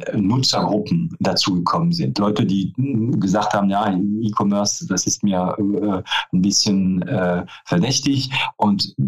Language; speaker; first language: German; non-native, fluent; French